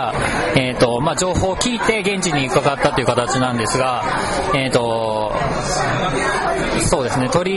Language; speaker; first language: Japanese; native; Japanese